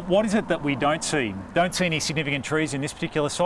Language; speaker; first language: English; native; English